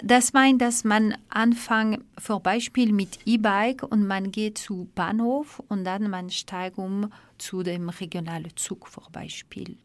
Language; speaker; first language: German; non-native, learner; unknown